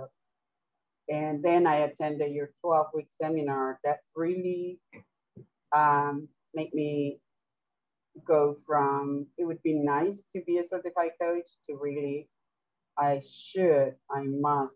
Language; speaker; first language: English; non-native, fluent; Spanish